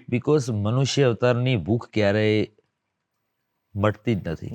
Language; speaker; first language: Gujarati; native; Gujarati